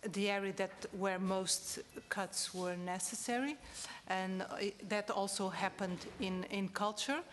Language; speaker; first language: English; non-native, fluent; Portuguese